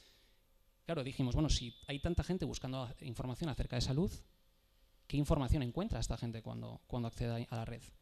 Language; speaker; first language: Spanish; native; Spanish